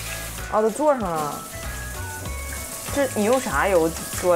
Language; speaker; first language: Chinese; native; Chinese